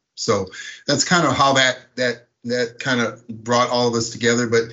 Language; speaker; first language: English; native; English